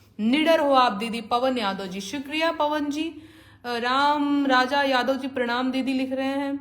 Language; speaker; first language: Hindi; native; Hindi